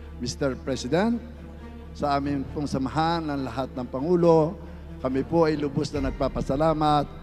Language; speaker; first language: Filipino; native; Filipino